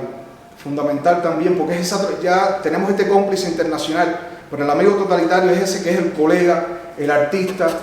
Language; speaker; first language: Spanish; native; Spanish